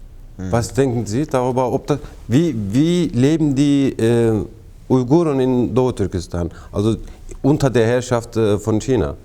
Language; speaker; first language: German; non-native, fluent; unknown